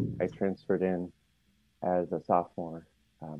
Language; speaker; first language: English; native; English